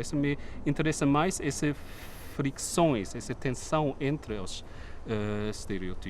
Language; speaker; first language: Portuguese; non-native, fluent; German